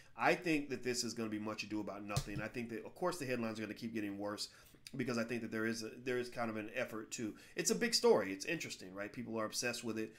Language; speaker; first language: English; native; English